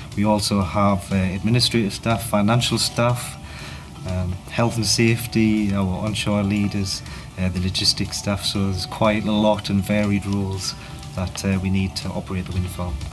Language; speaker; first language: English; native; English